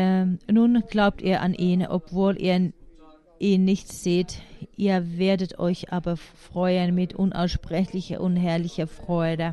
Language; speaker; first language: German; non-native, fluent; Finnish